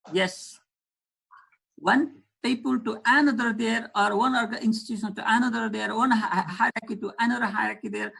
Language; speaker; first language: English; non-native, local second language; Nepali